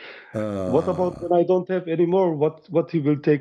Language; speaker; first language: English; non-native, learner; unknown